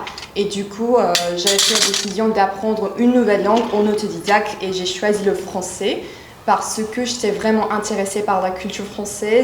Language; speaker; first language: French; non-native, fluent; Turkish